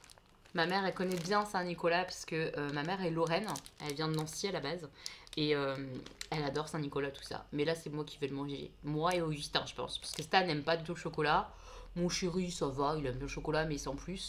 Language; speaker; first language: French; native; French